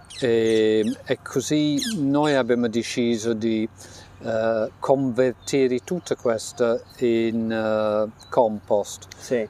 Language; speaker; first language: Italian; non-native, fluent; English